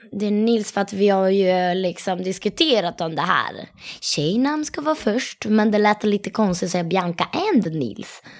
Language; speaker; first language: Swedish; non-native, fluent; Italian